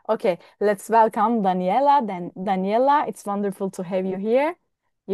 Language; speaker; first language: English; non-native, fluent; Turkish